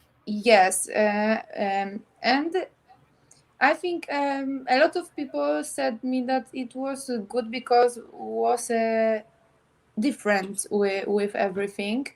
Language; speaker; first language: English; non-native, learner; Polish